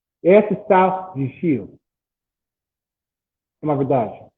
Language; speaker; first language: Portuguese; non-native, learner; English